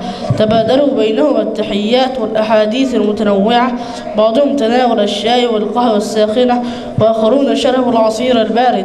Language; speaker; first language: Arabic; non-native, learner; Somali